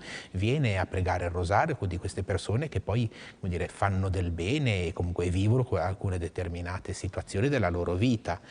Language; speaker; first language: Italian; native; Italian